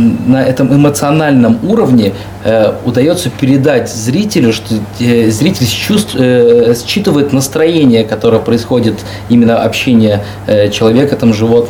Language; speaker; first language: Russian; native; Russian